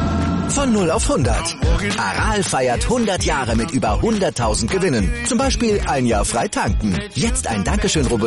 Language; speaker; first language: German; native; German